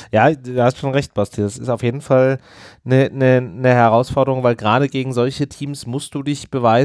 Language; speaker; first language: German; native; German